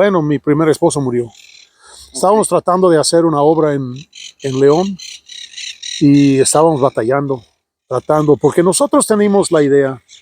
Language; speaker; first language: Spanish; non-native, fluent; English